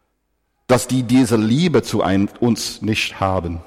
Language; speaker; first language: German; non-native, fluent; English